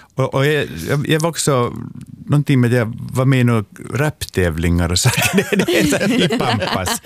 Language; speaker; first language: Swedish; native; Swedish